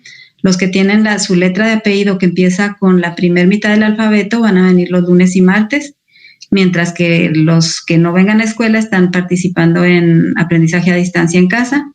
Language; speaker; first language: Spanish; native; Spanish